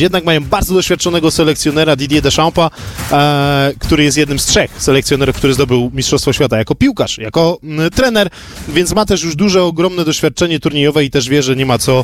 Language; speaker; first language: Polish; native; Polish